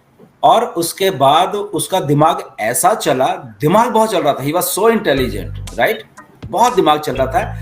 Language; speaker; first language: Hindi; native; Hindi